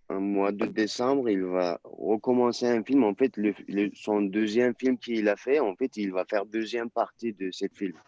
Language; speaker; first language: French; non-native, learner; Turkish